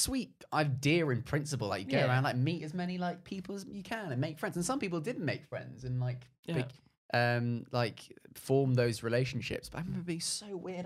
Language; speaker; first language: English; native; English